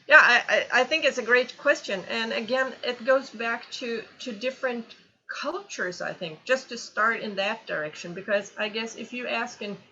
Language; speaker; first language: English; non-native, fluent; Norwegian